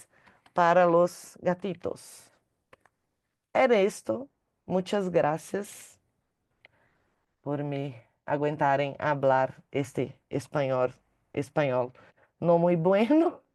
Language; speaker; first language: Spanish; non-native, learner; Portuguese